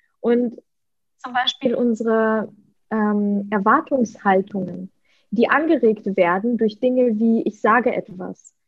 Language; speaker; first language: German; early bilingual, other home language; Russian